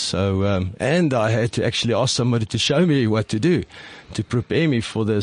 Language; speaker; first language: English; non-native, local second language; Afrikaans